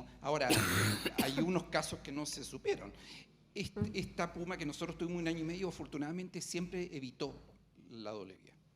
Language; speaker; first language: Spanish; native; Spanish